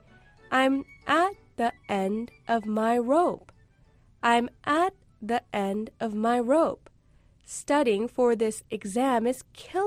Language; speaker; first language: English; non-native, fluent; Korean